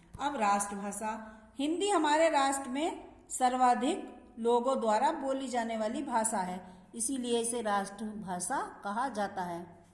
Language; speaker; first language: Hindi; native; Hindi